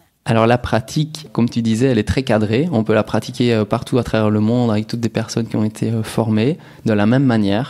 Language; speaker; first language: French; native; French